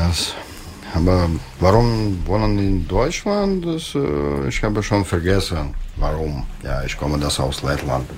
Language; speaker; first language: German; non-native, learner; Russian